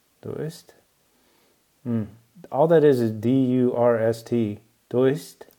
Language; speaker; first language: English; native; English